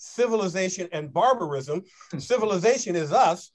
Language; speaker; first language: English; native; English